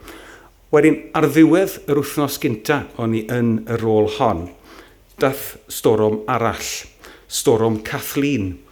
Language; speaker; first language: Welsh; native; Welsh